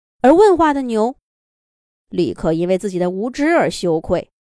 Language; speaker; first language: Chinese; native; Chinese